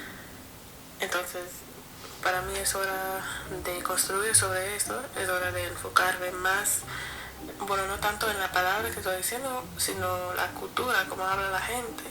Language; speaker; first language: Spanish; non-native, fluent; English